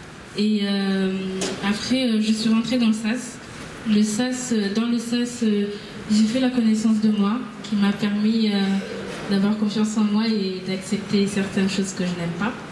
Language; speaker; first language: French; early bilingual, other home language; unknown